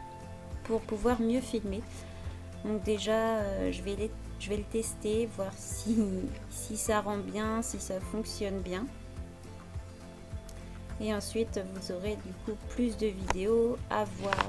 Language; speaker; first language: French; native; French